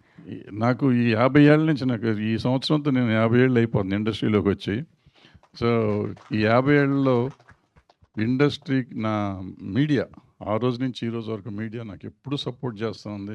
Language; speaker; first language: Telugu; native; Telugu